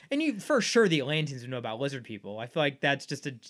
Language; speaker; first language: English; native; English